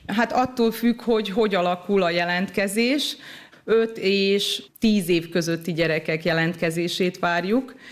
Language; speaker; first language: Hungarian; native; Hungarian